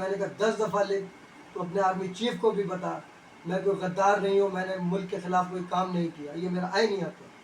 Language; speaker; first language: Urdu; native; Urdu